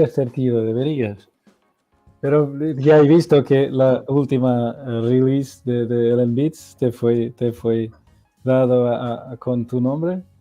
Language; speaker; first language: Spanish; non-native, learner; Portuguese